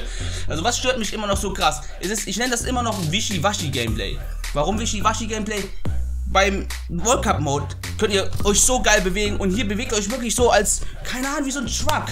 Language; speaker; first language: German; native; German